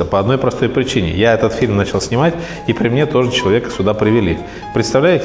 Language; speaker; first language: Russian; native; Russian